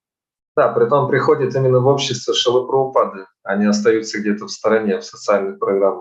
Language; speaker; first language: Russian; native; Russian